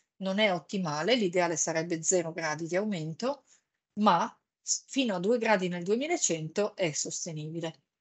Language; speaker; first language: Italian; native; Italian